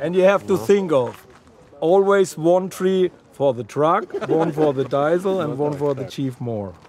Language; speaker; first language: English; non-native, learner; German